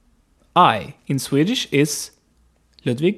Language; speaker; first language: English; non-native, fluent; Swedish